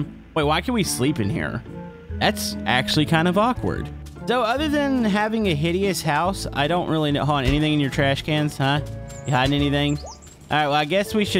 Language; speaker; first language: English; native; English